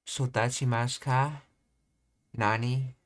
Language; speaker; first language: Japanese; non-native, learner; English